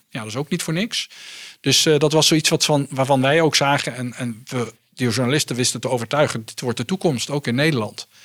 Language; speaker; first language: Dutch; early bilingual, heritage; Dutch